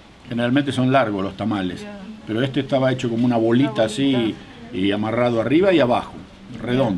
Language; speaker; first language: Spanish; native; Spanish